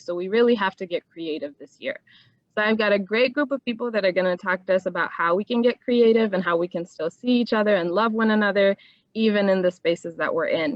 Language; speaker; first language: English; native; English